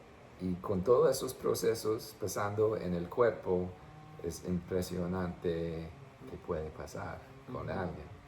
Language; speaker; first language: Spanish; non-native, fluent; English